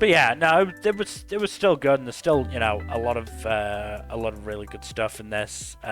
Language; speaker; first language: English; native; English